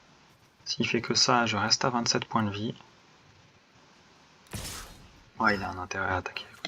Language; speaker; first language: French; native; French